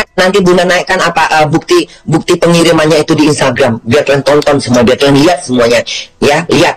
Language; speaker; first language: Indonesian; native; Indonesian